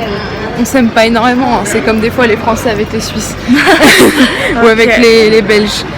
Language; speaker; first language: French; non-native, fluent; Portuguese